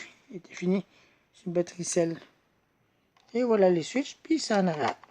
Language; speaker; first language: French; native; French